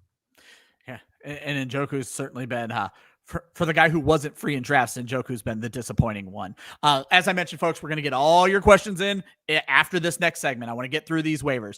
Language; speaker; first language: English; native; English